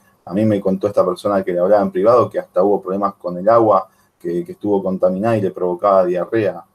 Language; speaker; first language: Spanish; native; Spanish